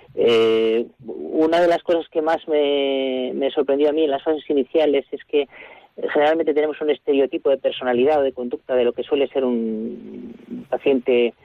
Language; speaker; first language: Spanish; native; Spanish